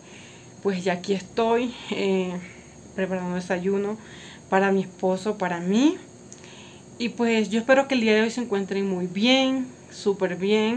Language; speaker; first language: Spanish; native; Spanish